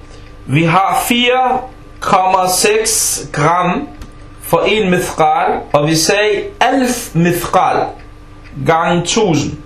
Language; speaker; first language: Danish; early bilingual, other home language; Arabic